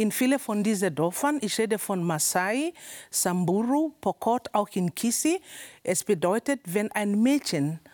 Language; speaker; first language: German; non-native, learner; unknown